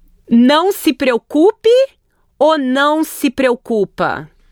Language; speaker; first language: Portuguese; native; Portuguese